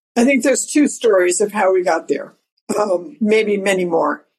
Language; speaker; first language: English; native; English